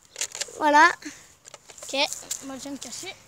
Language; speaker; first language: French; native; French